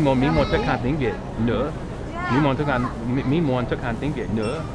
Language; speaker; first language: Vietnamese; non-native, learner; English